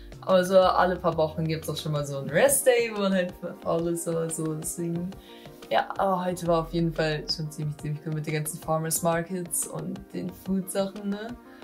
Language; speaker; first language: German; native; German